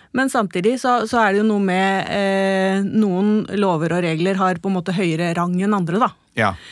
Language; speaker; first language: Norwegian; native; Norwegian